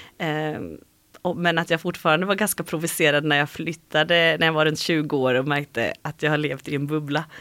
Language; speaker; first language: Swedish; native; Swedish